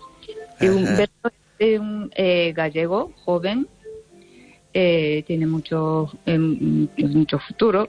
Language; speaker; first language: Spanish; non-native, learner; Japanese